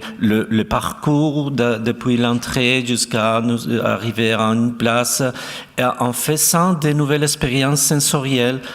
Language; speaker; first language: French; non-native, fluent; Spanish